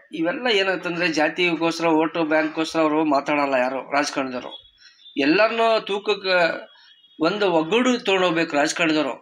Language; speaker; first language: Kannada; non-native, local second language; Marathi